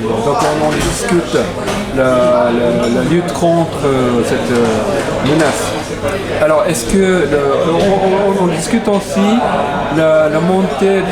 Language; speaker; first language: French; non-native, learner; Japanese